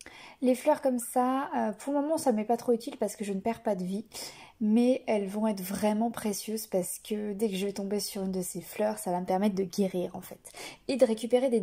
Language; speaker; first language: French; native; French